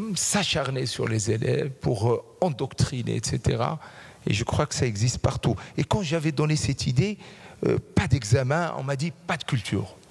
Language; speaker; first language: French; non-native, local second language; Arabic